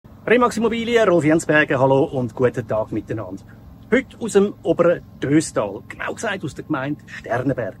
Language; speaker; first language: German; native; German